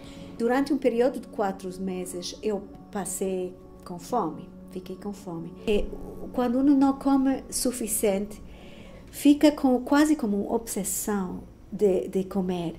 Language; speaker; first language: Portuguese; non-native, fluent; Spanish